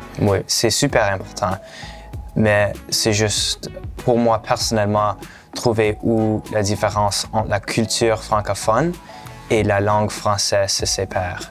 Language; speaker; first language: French; native; French